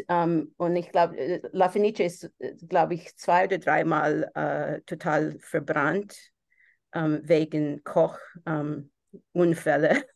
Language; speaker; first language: German; non-native, fluent; English